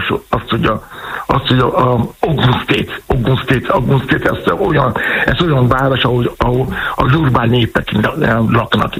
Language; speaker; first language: Hungarian; non-native, learner; Yoruba